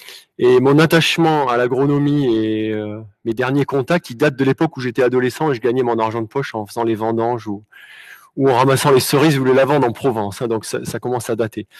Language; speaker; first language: French; native; French